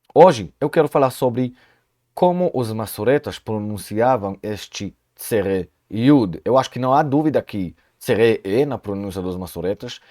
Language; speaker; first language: Portuguese; non-native, fluent; Hebrew